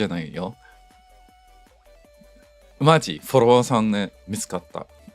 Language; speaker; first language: Japanese; non-native, learner; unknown